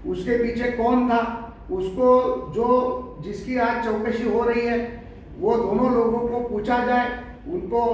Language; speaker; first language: Hindi; non-native, local second language; Marathi